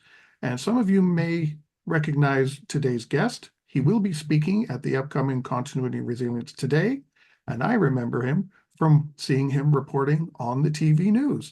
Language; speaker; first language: English; native; English